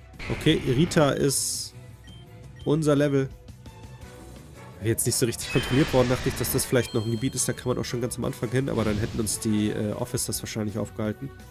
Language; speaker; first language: German; native; German